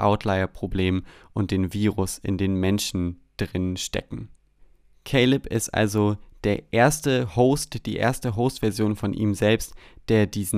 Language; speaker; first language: German; native; German